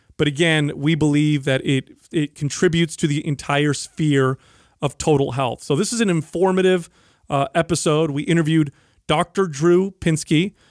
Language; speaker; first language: English; native; English